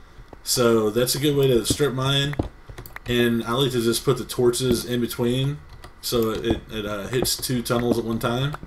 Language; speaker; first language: English; native; English